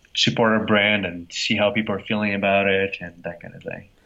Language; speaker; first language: English; non-native, fluent; Portuguese